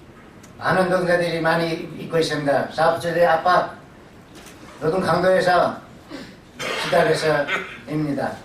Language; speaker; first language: Korean; non-native, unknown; Nepali